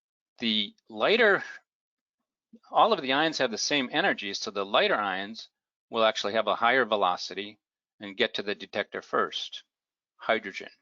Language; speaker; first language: English; native; English